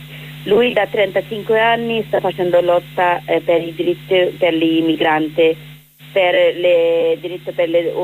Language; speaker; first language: Italian; non-native, learner; Bangla